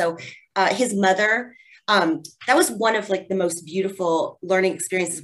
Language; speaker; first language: English; native; English